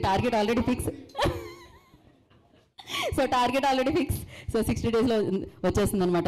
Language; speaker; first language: Telugu; native; Telugu